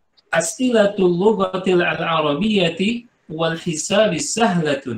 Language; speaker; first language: Arabic; non-native, fluent; Indonesian